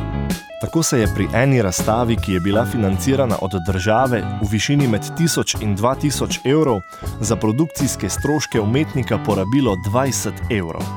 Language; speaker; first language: Slovenian; native; Slovenian